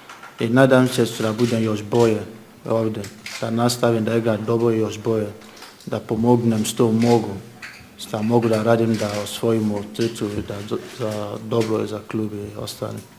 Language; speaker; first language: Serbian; non-native, learner; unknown